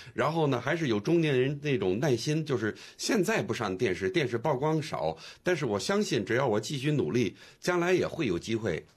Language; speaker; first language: Chinese; non-native, fluent; English